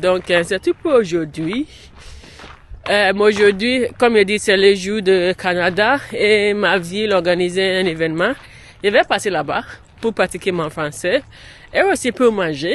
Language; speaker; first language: French; non-native, learner; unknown